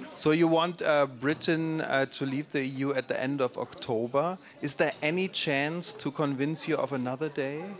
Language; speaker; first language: English; non-native, fluent; German